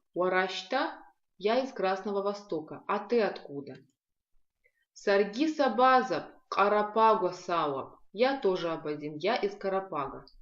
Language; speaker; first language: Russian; non-native, local second language; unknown